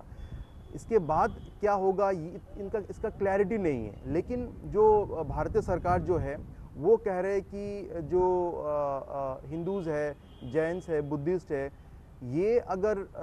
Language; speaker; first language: Urdu; non-native, local second language; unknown